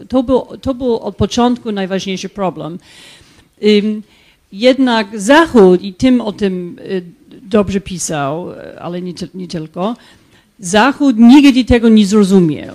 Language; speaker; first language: Polish; non-native, fluent; English